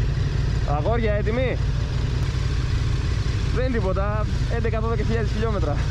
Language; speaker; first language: Greek; native; Greek